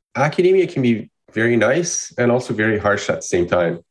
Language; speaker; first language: English; non-native, fluent; Persian